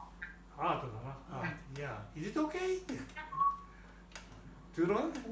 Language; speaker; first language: English; non-native, learner; Japanese